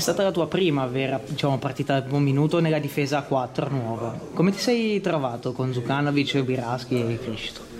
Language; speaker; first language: Italian; native; Italian